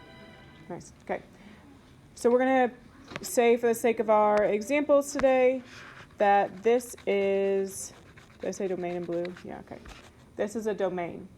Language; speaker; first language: English; native; English